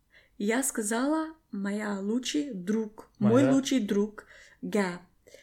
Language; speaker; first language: Russian; non-native, learner; English